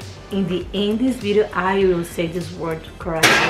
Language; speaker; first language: English; non-native, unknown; Portuguese